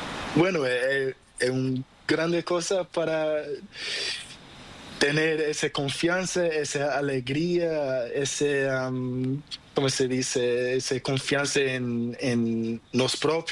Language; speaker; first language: Spanish; non-native, learner; Portuguese